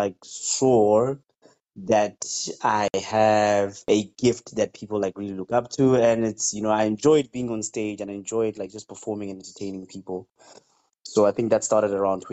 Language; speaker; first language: English; non-native, local second language; Tswana